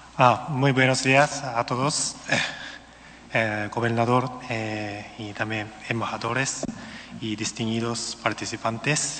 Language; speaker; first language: Spanish; non-native, learner; Japanese